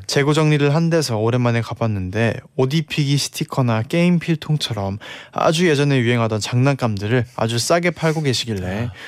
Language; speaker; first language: Korean; native; Korean